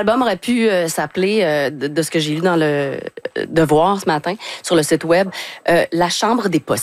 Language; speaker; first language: French; native; French